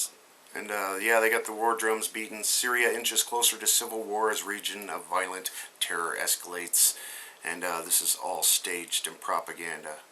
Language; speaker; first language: English; native; English